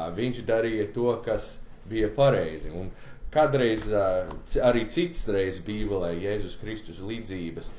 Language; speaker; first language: Latvian; early bilingual, heritage; Latvian